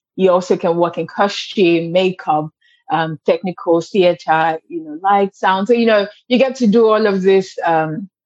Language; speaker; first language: English; non-native, local second language; Yoruba